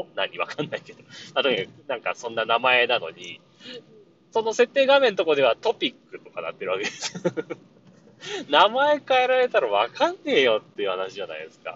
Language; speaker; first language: Japanese; native; Japanese